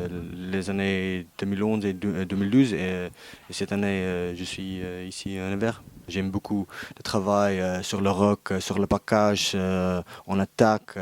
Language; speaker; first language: French; non-native, learner; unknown